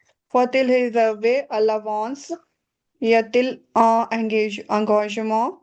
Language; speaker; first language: French; non-native, learner; Punjabi